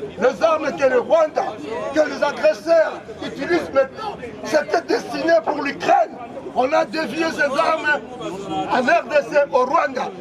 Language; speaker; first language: French; non-native, local second language; Swahili